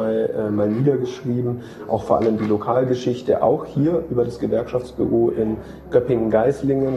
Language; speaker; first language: German; native; German